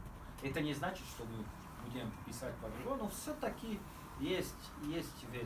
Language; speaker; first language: Russian; non-native, fluent; Hungarian